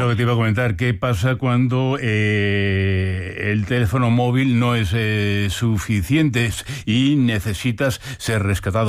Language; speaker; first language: Spanish; native; Spanish